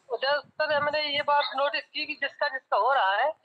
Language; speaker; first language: Hindi; native; Hindi